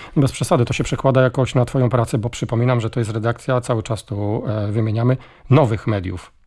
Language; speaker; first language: Polish; native; Polish